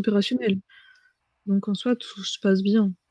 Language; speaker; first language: French; native; French